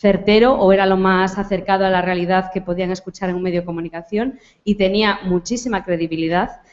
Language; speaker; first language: Spanish; non-native, local second language; Galician